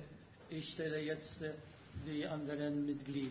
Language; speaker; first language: German; non-native, fluent; Maltese